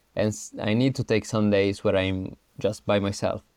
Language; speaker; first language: English; non-native, fluent; Italian